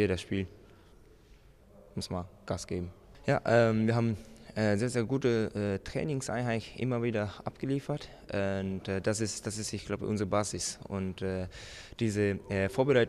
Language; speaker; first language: German; non-native, fluent; Japanese